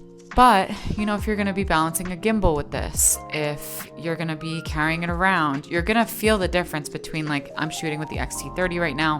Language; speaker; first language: English; native; English